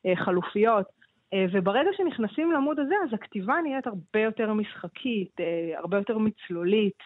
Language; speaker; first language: Hebrew; native; Hebrew